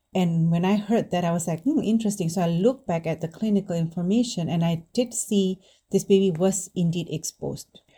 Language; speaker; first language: English; non-native, fluent; Indonesian